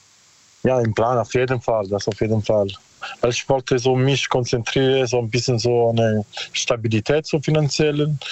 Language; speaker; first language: German; non-native, learner; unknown